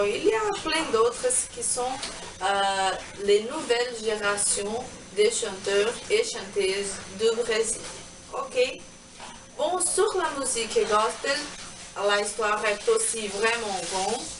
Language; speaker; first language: French; non-native, learner; Portuguese